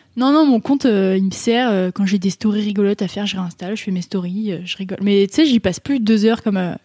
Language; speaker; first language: French; native; French